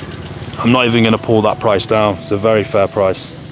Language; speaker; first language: English; native; English